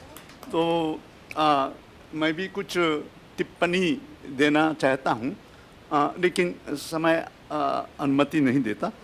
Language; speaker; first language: Hindi; non-native, fluent; Japanese